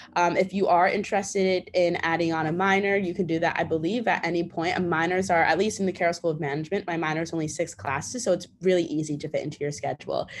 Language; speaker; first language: English; native; English